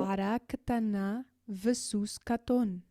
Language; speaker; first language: Hebrew; non-native, learner; English